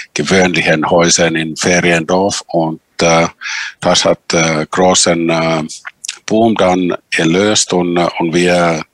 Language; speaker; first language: German; non-native, fluent; Finnish